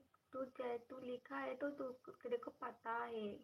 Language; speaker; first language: Hindi; non-native, local second language; Bangla